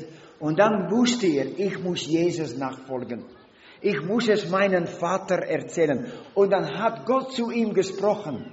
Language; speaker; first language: German; non-native, learner; Dutch